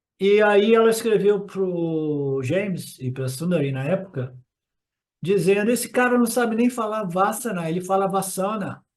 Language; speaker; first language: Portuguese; non-native, fluent; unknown